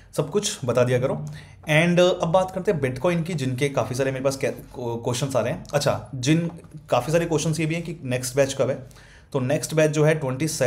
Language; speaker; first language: Hindi; native; Hindi